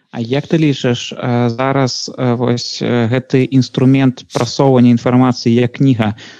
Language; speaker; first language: Belarusian; non-native, local second language; Russian